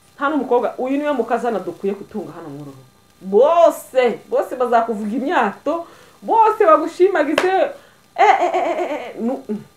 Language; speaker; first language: Kinyarwanda; early bilingual, heritage; Kinyarwanda